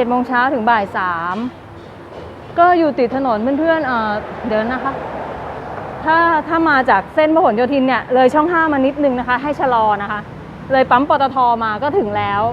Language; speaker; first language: Thai; native; Thai